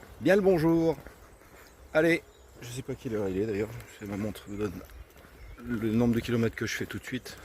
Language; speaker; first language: French; native; French